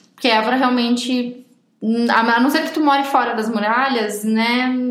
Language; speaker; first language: Portuguese; native; Portuguese